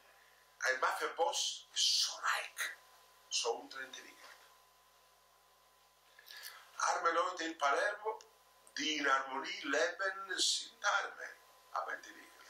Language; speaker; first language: German; non-native, fluent; Italian